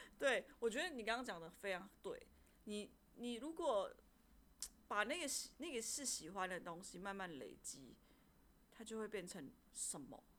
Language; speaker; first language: Chinese; native; Chinese